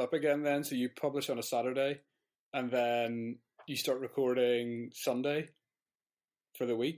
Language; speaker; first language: English; native; English